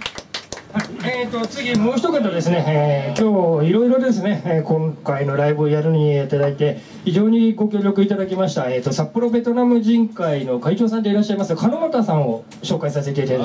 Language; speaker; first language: Japanese; native; Japanese